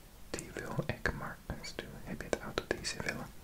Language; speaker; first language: Dutch; non-native, learner; English